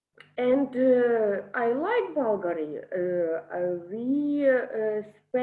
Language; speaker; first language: English; non-native, learner; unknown